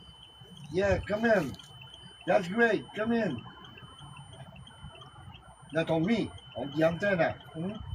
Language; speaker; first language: English; non-native, local second language; French